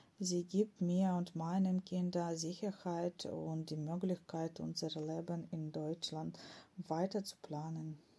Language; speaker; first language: German; non-native, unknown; Ukrainian